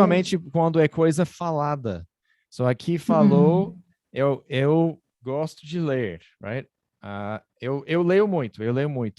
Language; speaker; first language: Portuguese; non-native, fluent; English